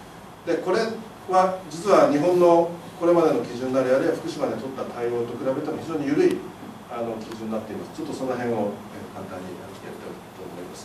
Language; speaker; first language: Japanese; native; Japanese